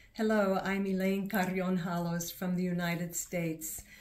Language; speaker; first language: English; native; English